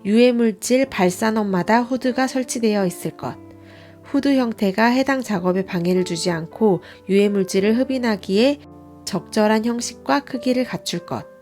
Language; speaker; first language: Korean; native; Korean